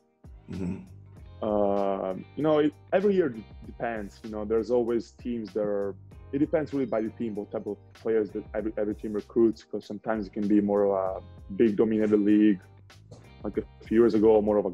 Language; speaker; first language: English; non-native, fluent; Italian